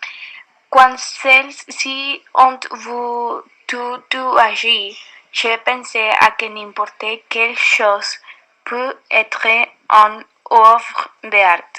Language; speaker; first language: French; non-native, learner; Spanish